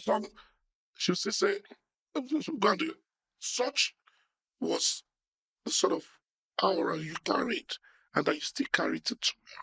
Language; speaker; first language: English; non-native, local second language; Yoruba